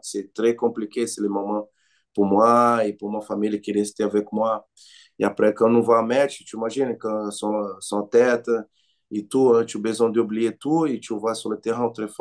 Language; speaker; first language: French; non-native, learner; Portuguese